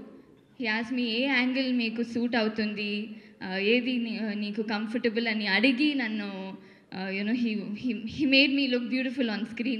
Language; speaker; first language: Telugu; non-native, learner; Tamil